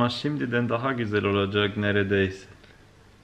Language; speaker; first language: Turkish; non-native, learner; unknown